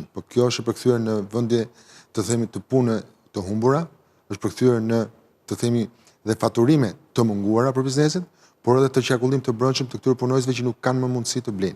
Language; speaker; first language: Albanian; native; Albanian